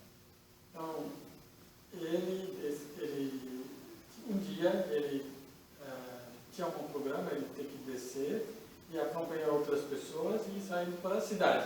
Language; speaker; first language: Portuguese; non-native, learner; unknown